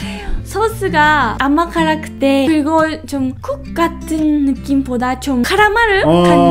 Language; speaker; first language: Korean; non-native, fluent; Japanese